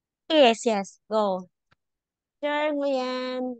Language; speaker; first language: English; non-native, local second language; Filipino